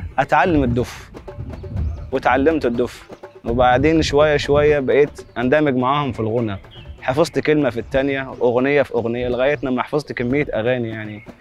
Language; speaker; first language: Egyptian Arabic; non-native, local second language; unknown